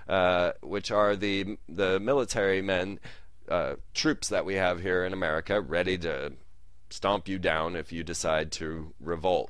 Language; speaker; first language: English; native; English